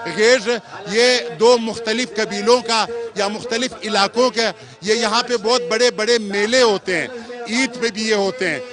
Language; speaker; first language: Urdu; non-native, local second language; Pashto